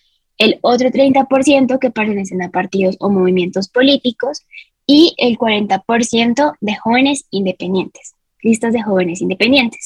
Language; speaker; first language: Spanish; native; Spanish